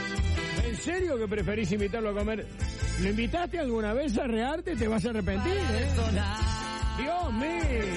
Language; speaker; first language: Spanish; native; Spanish